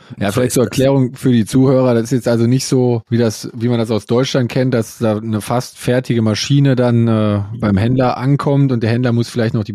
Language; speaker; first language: German; native; German